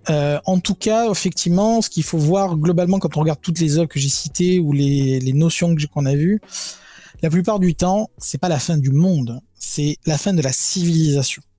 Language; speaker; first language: French; native; French